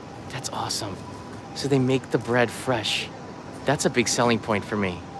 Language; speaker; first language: English; native; English